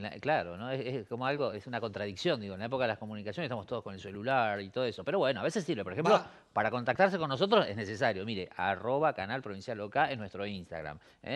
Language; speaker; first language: Spanish; native; Spanish